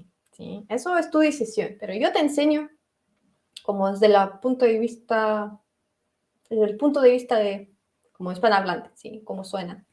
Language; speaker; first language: Spanish; non-native, fluent; Russian